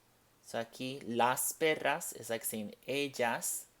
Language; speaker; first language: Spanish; non-native, fluent; English